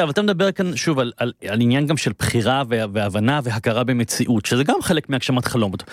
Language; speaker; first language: Hebrew; native; Hebrew